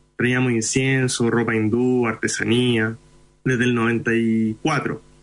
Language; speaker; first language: Spanish; early bilingual, other home language; Hindi